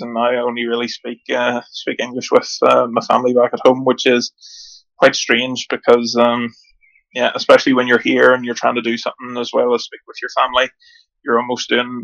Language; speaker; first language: English; native; English